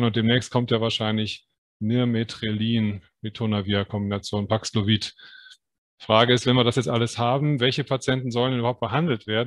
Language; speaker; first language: German; native; German